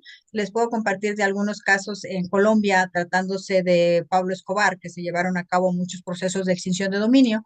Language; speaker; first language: Spanish; native; Spanish